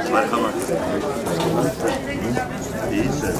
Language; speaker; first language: Turkish; non-native, local second language; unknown